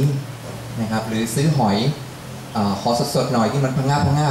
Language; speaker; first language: Thai; native; Thai